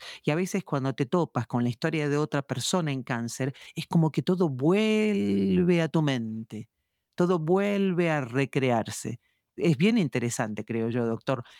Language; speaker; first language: Spanish; native; Spanish